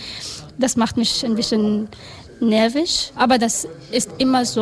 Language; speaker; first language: German; non-native, learner; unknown